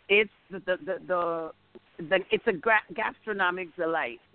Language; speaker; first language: English; native; English